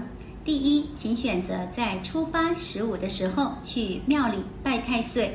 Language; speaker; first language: Chinese; native; Chinese